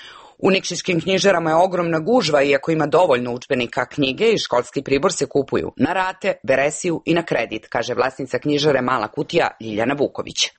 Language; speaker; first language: Serbian; native; Serbian